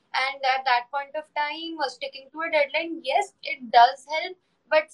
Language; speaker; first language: English; non-native, local second language; Hindi